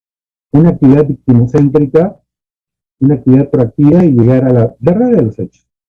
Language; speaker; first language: Spanish; native; Spanish